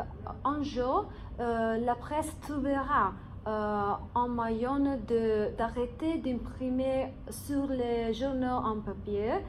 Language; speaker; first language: French; non-native, fluent; English